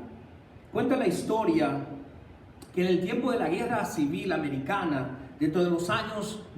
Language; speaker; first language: Spanish; native; Spanish